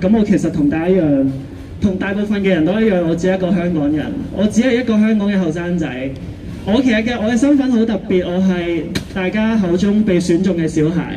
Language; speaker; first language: Cantonese; native; Cantonese